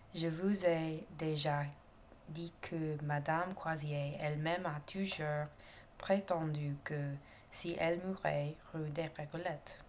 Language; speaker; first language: French; non-native, learner; English